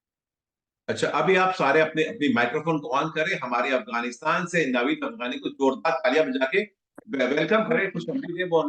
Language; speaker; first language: Hindi; native; Hindi